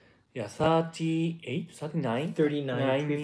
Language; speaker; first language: English; non-native, fluent; Japanese